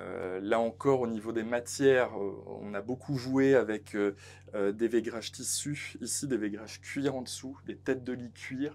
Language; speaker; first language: French; native; French